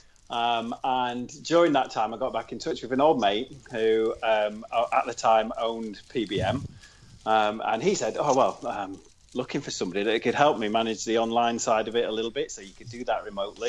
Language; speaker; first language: English; native; English